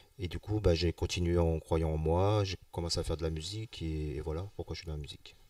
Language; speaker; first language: French; early bilingual, other home language; Vietnamese